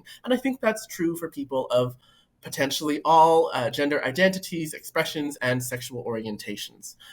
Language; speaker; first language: English; native; English